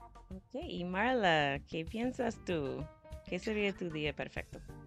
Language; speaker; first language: Spanish; non-native, fluent; English